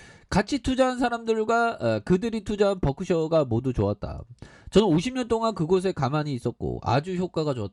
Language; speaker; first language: Korean; native; Korean